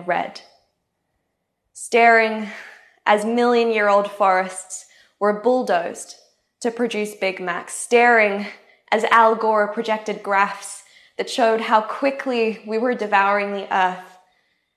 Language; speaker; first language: English; native; English